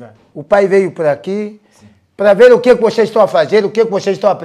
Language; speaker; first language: Portuguese; non-native, local second language; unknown